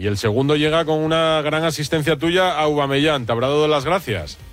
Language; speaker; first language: Spanish; native; Spanish